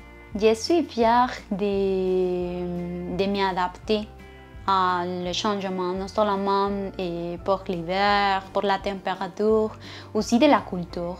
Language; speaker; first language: French; non-native, learner; Spanish